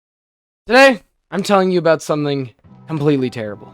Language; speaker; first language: English; native; English